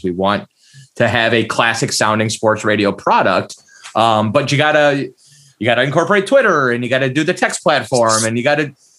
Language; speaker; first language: English; native; English